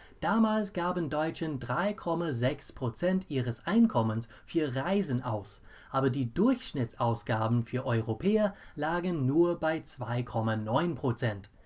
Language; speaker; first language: German; non-native, fluent; English